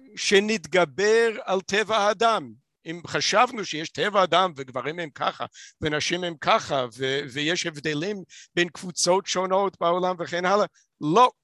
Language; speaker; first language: Hebrew; non-native, fluent; English